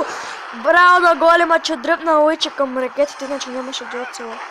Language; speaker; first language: Bulgarian; native; Bulgarian